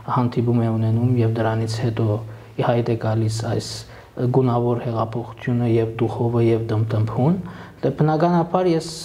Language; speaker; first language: Armenian; early bilingual, heritage; Armenian